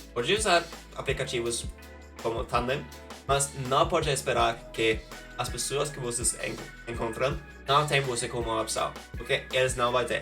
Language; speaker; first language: Portuguese; non-native, fluent; Norwegian